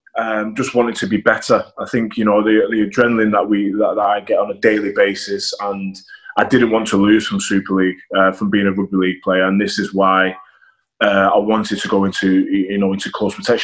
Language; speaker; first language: English; native; English